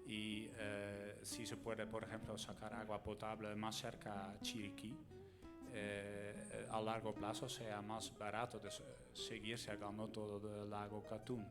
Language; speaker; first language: Spanish; non-native, fluent; Dutch